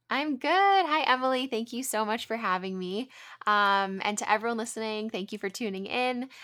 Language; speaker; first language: English; native; English